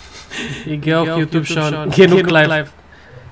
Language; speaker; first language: German; non-native, learner; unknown